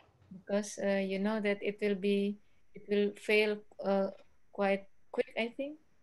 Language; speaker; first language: English; non-native, fluent; Indonesian